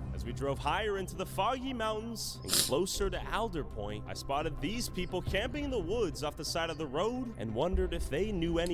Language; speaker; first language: English; native; English